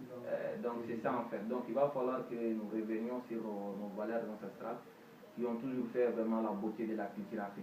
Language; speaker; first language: French; non-native, local second language; Bambara